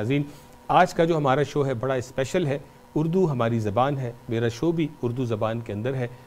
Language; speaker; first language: Urdu; native; Urdu